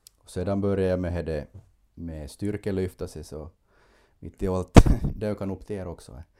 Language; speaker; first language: Swedish; native; Swedish